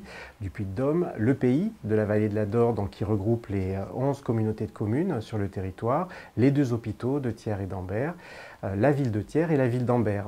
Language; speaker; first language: French; native; French